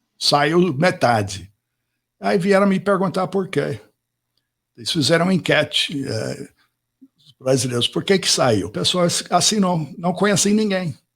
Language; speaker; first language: Portuguese; non-native, fluent; English